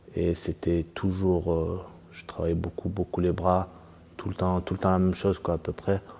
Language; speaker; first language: French; early bilingual, other home language; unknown